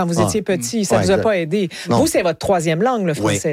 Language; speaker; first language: French; native; French